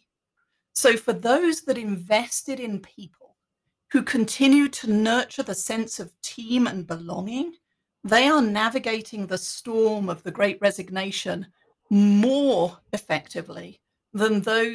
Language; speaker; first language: English; native; English